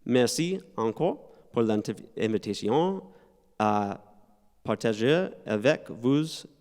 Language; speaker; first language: French; non-native, learner; English